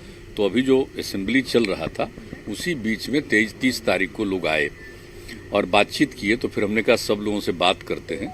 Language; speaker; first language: Hindi; native; Hindi